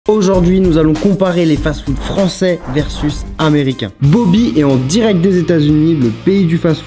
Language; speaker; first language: French; native; French